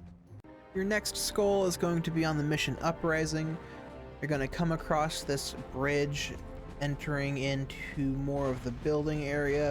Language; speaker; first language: English; native; English